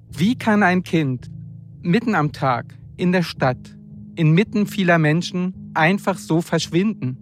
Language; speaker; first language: German; native; German